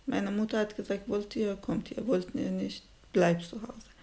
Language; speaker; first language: German; non-native, learner; Persian